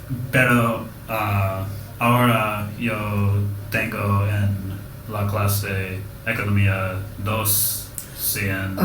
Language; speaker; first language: Spanish; non-native, learner; English